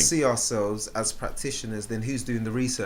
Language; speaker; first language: English; native; English